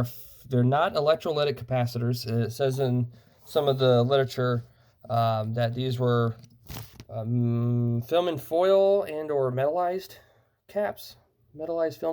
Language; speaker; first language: English; native; English